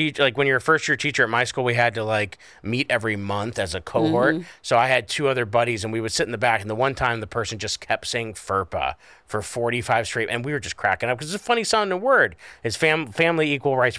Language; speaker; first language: English; native; English